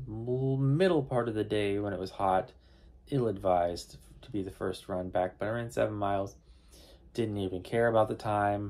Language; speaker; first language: English; native; English